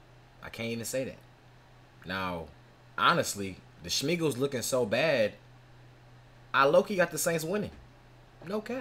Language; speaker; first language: English; native; English